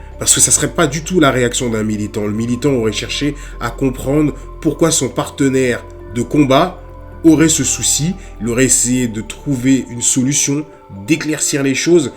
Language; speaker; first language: French; native; French